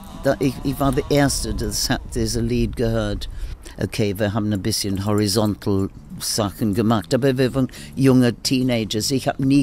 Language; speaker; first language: German; non-native, learner; English